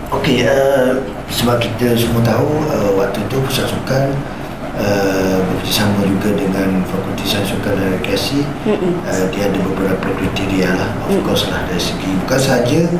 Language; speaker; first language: Malay; native; Malay